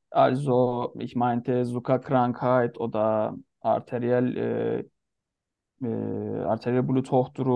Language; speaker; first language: German; non-native, learner; Turkish